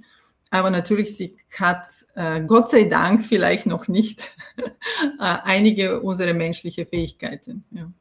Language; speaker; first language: German; non-native, fluent; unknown